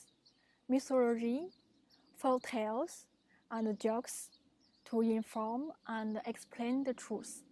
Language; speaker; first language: English; non-native, fluent; Chinese